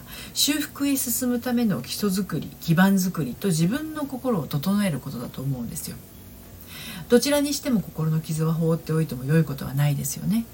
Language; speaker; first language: Japanese; native; Japanese